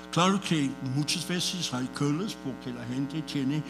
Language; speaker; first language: Spanish; non-native, fluent; English